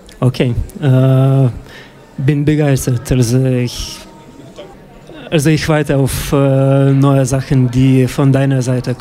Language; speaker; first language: German; non-native, fluent; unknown